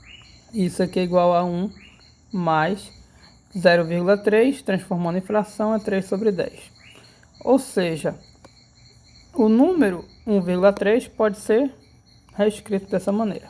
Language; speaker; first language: Portuguese; native; Portuguese